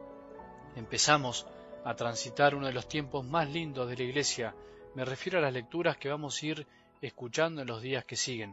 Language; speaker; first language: Spanish; native; Spanish